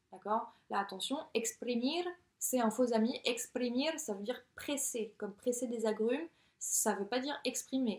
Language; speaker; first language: French; native; French